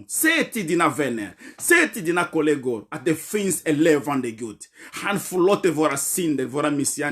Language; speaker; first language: Swedish; non-native, fluent; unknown